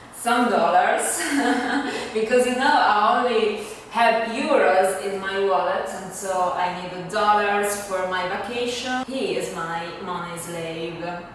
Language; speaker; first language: English; non-native, fluent; Italian